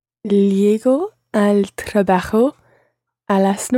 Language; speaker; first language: Spanish; non-native, learner; English